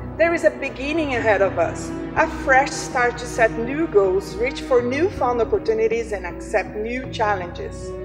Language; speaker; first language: English; non-native, fluent; Portuguese